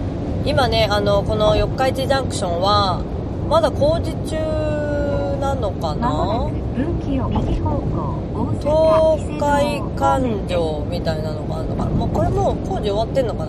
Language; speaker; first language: Japanese; native; Japanese